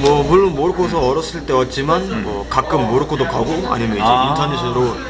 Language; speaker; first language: Korean; early bilingual, other home language; Arabic